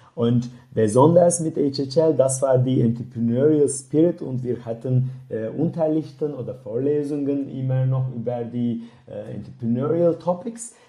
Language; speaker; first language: German; non-native, learner; Turkish